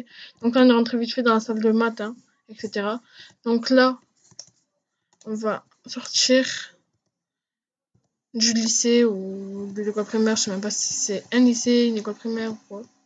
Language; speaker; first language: French; native; French